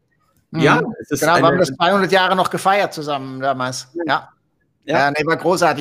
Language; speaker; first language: German; native; German